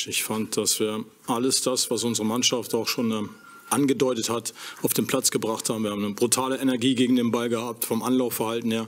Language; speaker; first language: German; native; German